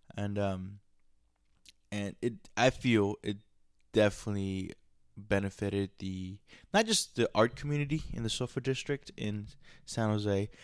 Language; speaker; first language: English; native; English